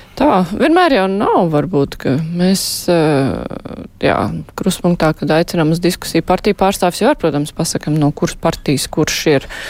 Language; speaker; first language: Latvian; native; Latvian